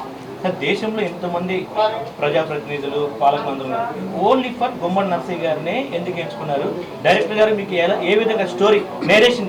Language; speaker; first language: Telugu; native; Telugu